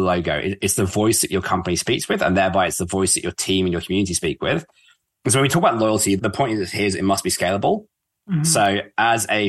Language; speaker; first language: English; native; English